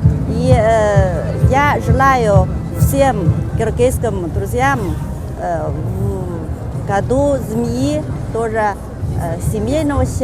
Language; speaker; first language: Russian; non-native, fluent; Chinese